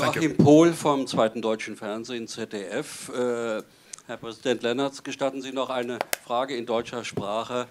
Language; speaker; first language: German; native; German